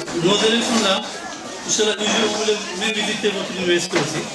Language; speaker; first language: French; non-native, learner; Turkish